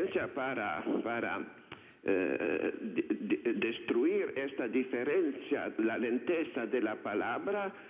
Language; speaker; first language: Spanish; non-native, fluent; Slovenian